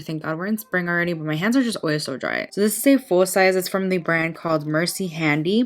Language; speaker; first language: English; native; English